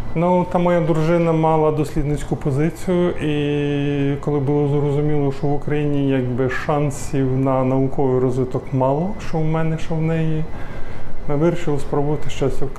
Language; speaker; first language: Ukrainian; native; Ukrainian